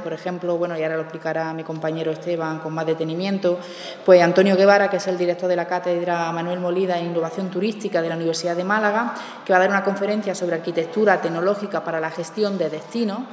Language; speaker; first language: Spanish; native; Spanish